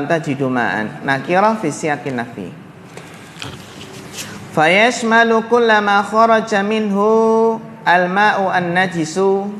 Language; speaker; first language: Arabic; non-native, fluent; Indonesian